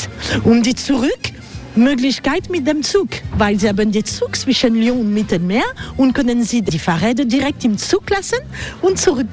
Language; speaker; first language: German; non-native, learner; French